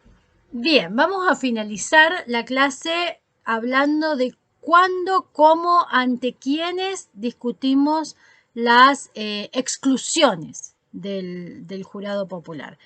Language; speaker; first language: Spanish; native; Spanish